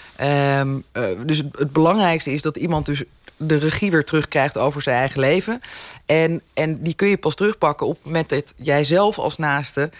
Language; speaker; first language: Dutch; native; Dutch